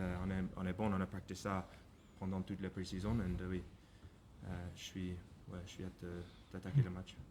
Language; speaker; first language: French; non-native, learner; English